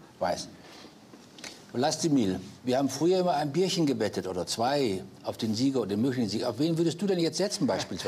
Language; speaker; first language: German; native; German